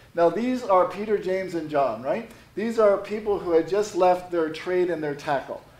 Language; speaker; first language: English; native; English